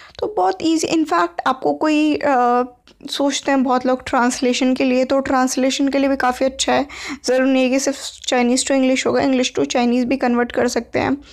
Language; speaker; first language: Hindi; native; Hindi